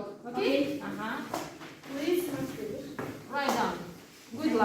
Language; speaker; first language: English; non-native, learner; Kazakh